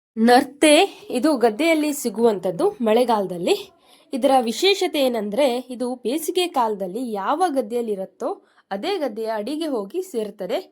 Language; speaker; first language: Kannada; non-native, local second language; Konkani